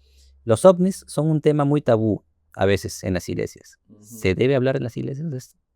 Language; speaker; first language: Spanish; native; Spanish